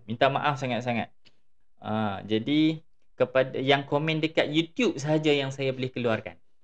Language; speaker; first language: Malay; native; Malay